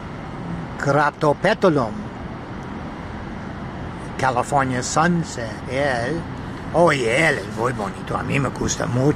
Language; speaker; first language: Spanish; non-native, learner; English